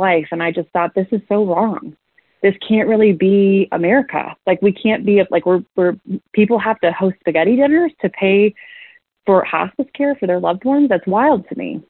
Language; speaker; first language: English; native; English